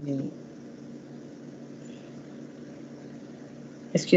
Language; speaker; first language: English; non-native, learner; Spanish